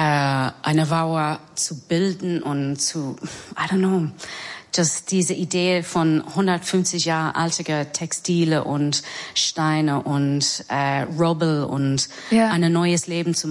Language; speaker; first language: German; non-native, learner; English